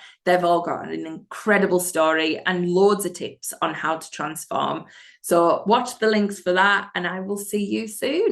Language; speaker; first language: English; native; English